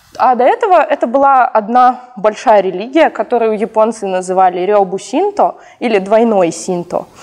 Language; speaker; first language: Russian; native; Russian